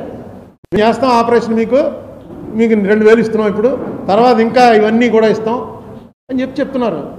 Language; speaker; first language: Telugu; native; Telugu